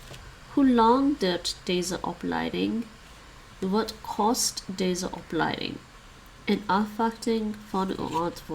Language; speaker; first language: Dutch; non-native, learner; English